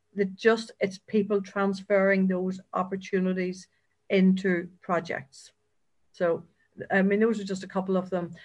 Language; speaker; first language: English; native; English